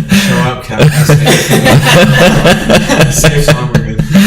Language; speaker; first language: English; native; English